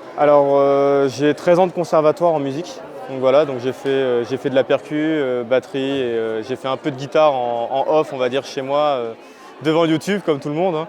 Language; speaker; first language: French; native; French